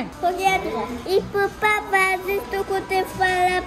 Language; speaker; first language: French; early bilingual, heritage; French